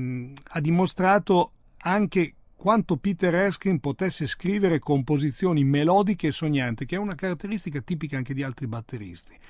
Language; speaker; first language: Italian; native; Italian